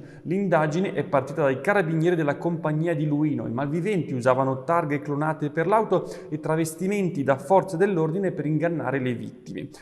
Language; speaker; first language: Italian; native; Italian